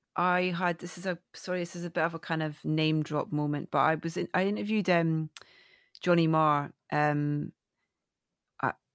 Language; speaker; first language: English; native; English